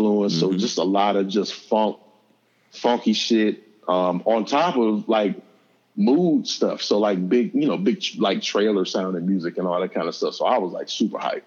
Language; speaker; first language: English; native; English